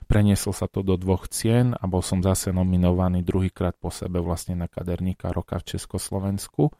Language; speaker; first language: Slovak; native; Slovak